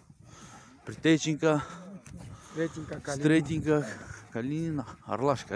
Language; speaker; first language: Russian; non-native, local second language; Kyrgyz